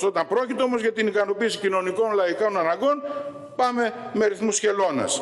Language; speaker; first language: Greek; native; Greek